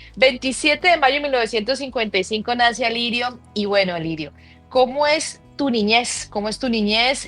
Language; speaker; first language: Spanish; native; Spanish